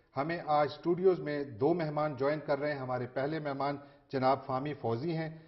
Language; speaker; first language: Urdu; non-native, local second language; Pashto